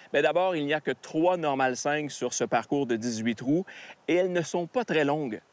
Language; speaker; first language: French; native; French